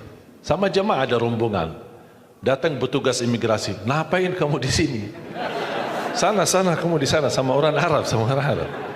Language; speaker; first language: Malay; non-native, fluent; Arabic